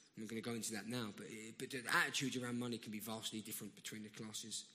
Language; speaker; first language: English; native; English